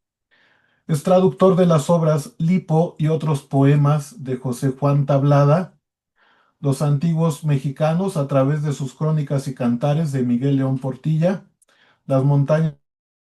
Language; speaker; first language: Spanish; native; Spanish